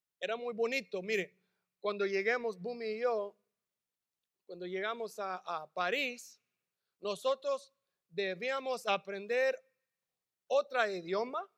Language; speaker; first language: Spanish; early bilingual, heritage; English